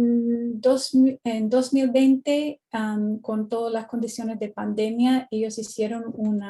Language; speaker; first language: Spanish; non-native, fluent; English